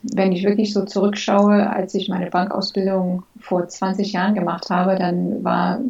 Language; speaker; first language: German; early bilingual, other home language; English